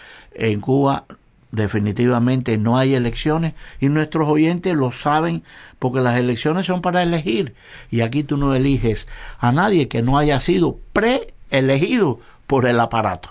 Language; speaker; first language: Spanish; native; Spanish